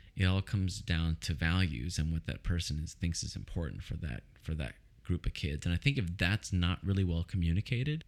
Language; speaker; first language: English; native; English